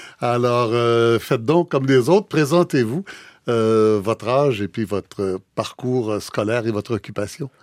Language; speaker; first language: French; native; French